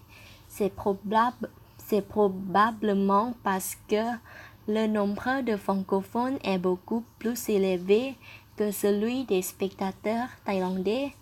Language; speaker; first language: French; non-native, fluent; Thai